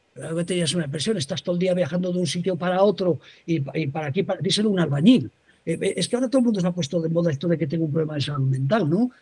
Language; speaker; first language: Spanish; native; Spanish